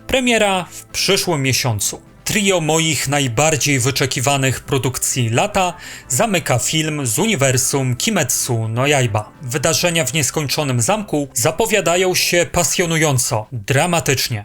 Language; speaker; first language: Polish; native; Polish